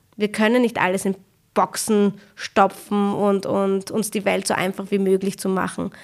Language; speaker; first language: German; early bilingual, other home language; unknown